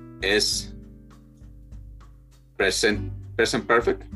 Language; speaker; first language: English; non-native, learner; Spanish